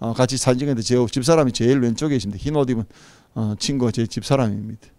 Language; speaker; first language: Korean; native; Korean